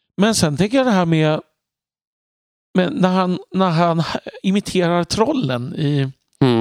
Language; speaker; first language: Swedish; native; Swedish